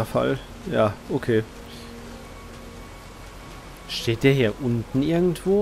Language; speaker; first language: German; native; German